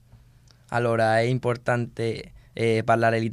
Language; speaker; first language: Italian; non-native, learner; Spanish